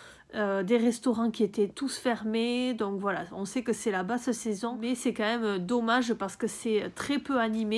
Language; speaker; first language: French; native; French